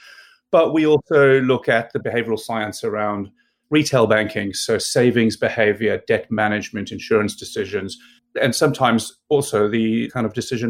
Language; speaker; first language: English; native; English